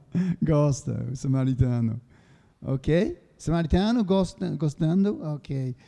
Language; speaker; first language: Portuguese; non-native, fluent; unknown